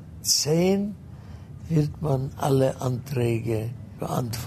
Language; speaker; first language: German; non-native, fluent; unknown